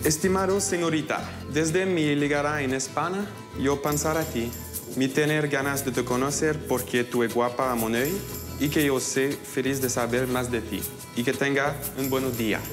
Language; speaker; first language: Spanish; non-native, learner; French